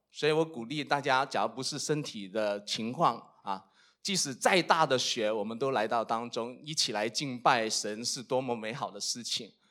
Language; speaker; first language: Chinese; non-native, local second language; Cantonese